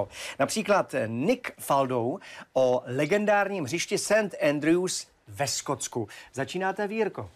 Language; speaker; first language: Czech; native; Czech